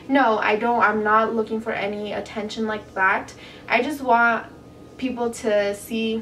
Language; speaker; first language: English; native; English